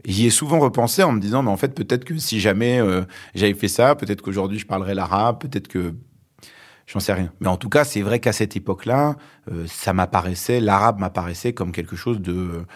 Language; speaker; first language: French; early bilingual, other home language; Arabic